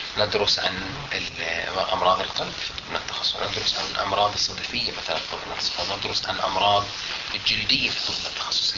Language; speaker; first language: Arabic; native; Arabic